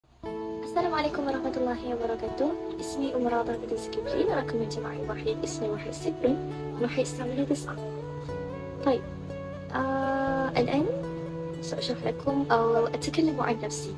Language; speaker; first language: Arabic; non-native, learner; Malay